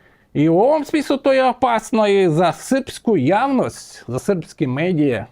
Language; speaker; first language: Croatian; non-native, fluent; Ukrainian